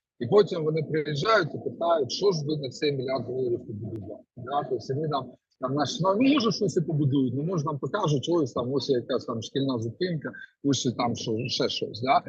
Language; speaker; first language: Ukrainian; non-native, local second language; Russian